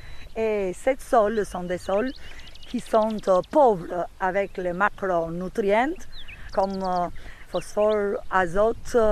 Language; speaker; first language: French; non-native, fluent; Albanian